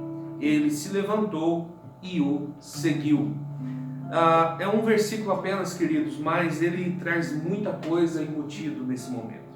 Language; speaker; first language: Portuguese; native; Portuguese